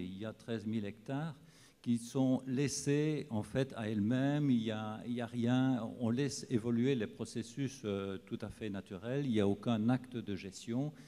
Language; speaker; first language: French; native; French